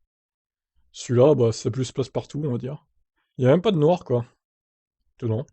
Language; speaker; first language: French; native; French